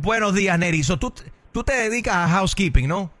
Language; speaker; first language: Spanish; native; Spanish